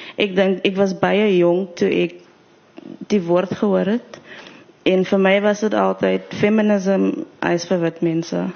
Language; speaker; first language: Afrikaans; native; Afrikaans